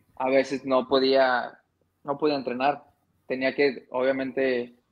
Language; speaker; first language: Spanish; early bilingual, heritage; Spanish